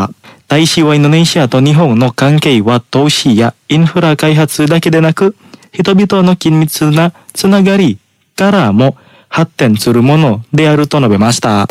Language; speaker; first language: Japanese; non-native, fluent; Indonesian